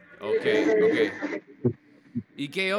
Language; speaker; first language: Spanish; non-native, learner; English